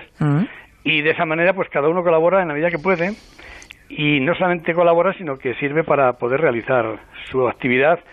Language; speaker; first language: Spanish; native; Spanish